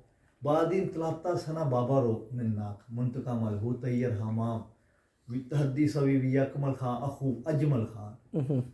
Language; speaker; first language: Arabic; non-native, learner; Urdu